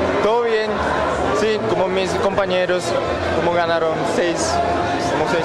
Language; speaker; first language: Spanish; non-native, learner; Japanese